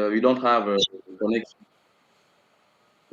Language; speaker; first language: English; non-native, learner; French